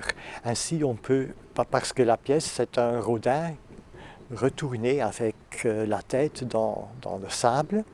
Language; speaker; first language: French; non-native, fluent; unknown